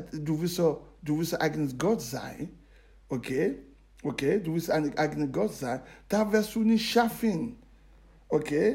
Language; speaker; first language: German; non-native, learner; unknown